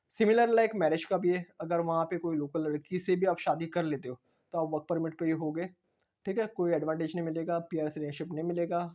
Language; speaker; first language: Hindi; non-native, local second language; Marathi